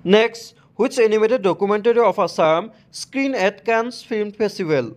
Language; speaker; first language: English; non-native, local second language; Assamese